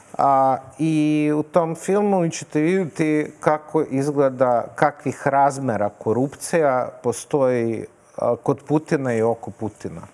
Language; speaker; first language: Serbian; non-native, fluent; Russian